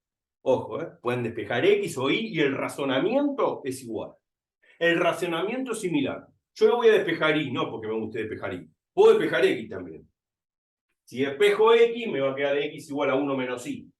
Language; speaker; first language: Spanish; native; Spanish